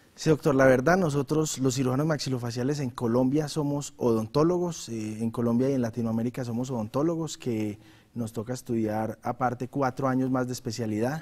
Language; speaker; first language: Spanish; native; Spanish